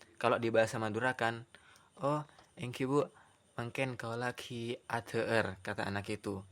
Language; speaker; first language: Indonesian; non-native, local second language; Madurese